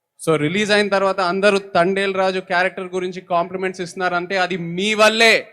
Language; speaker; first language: Telugu; native; Telugu